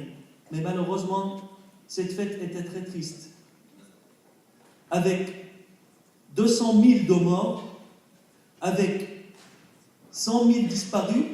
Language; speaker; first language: French; non-native, fluent; Arabic